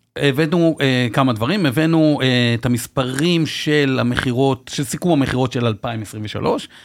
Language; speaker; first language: Hebrew; native; Hebrew